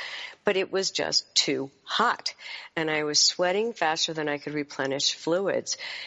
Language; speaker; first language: English; native; English